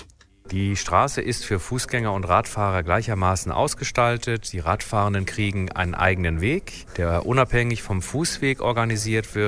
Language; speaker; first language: German; native; German